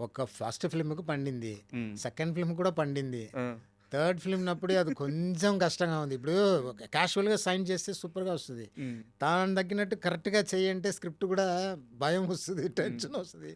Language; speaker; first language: Telugu; non-native, learner; Tamil